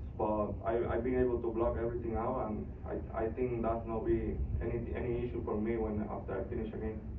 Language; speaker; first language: English; non-native, fluent; Spanish